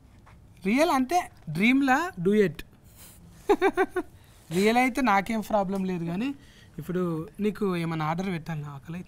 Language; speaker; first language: Telugu; native; Telugu